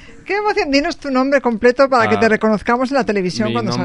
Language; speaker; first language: Spanish; native; Spanish